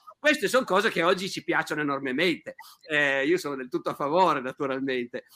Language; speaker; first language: Italian; native; Italian